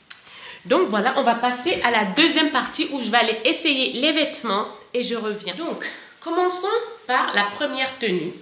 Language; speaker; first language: French; native; French